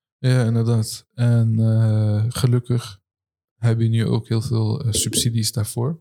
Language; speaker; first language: Dutch; early bilingual, other home language; Turkish